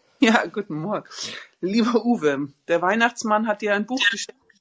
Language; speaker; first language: German; native; German